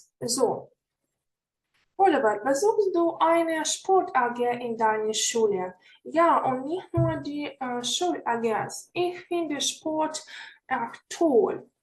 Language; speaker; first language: German; non-native, fluent; Ukrainian